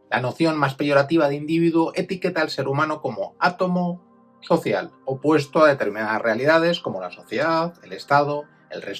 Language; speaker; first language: Spanish; native; Spanish